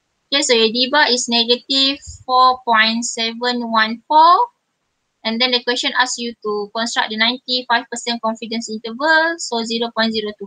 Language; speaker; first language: English; non-native, local second language; Malay